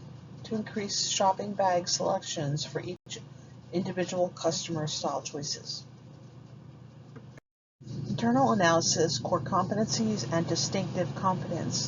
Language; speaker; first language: English; native; English